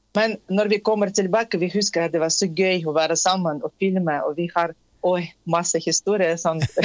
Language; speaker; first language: Norwegian; non-native, fluent; Tatar